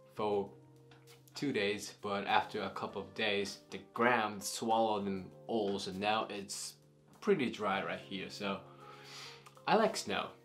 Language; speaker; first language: English; non-native, fluent; Japanese